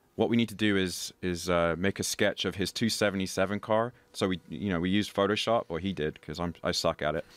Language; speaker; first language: English; native; English